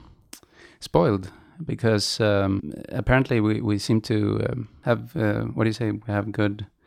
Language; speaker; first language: English; non-native, fluent; Swedish